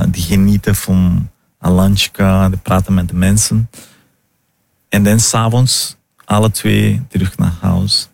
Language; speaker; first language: Dutch; non-native, learner; Portuguese